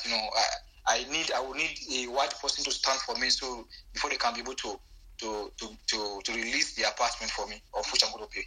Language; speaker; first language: English; non-native, local second language; Bini